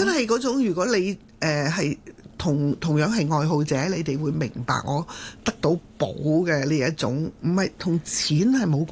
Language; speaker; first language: Cantonese; native; Cantonese